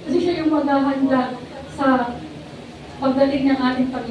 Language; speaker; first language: Filipino; native; Filipino